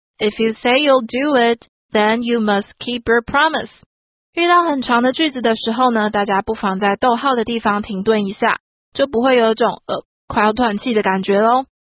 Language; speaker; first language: Chinese; native; Chinese